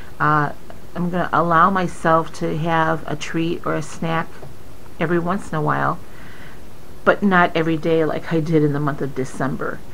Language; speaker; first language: English; native; English